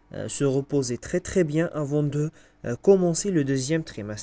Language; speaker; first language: French; non-native, local second language; Arabic